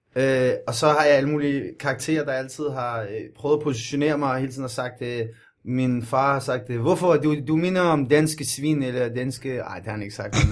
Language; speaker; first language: Danish; early bilingual, other home language; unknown